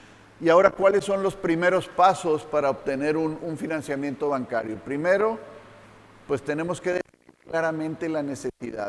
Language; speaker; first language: Spanish; native; Spanish